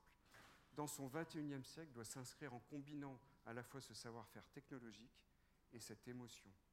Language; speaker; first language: French; native; French